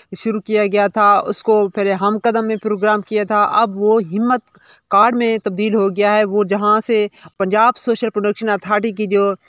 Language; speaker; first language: Urdu; non-native, local second language; Punjabi